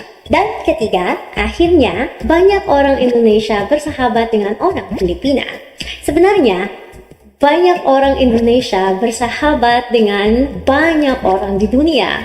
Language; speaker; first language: Indonesian; non-native, learner; Filipino